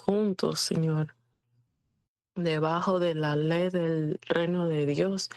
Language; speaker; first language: Spanish; non-native, fluent; English